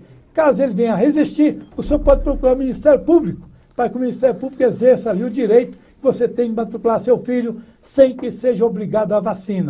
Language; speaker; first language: Portuguese; native; Portuguese